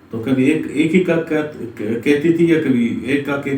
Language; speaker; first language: Urdu; native; Urdu